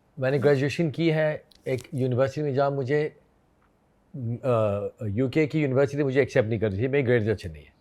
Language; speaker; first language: Hindi; non-native, fluent; English